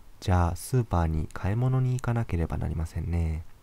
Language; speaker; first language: Japanese; non-native, fluent; Arabic